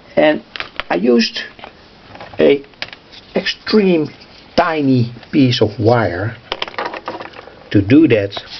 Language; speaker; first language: English; non-native, fluent; Dutch